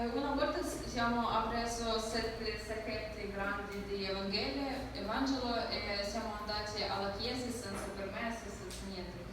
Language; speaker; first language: Italian; non-native, learner; Ukrainian